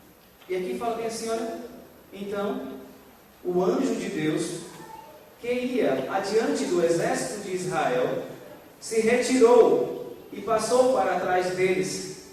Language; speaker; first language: Portuguese; native; Portuguese